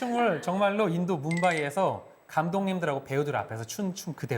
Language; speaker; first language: Korean; native; Korean